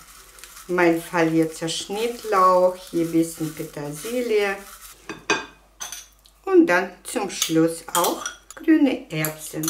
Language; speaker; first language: German; non-native, fluent; Russian